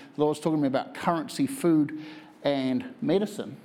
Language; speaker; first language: English; native; English